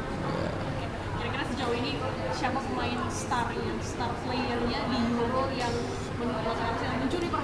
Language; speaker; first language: Indonesian; native; Indonesian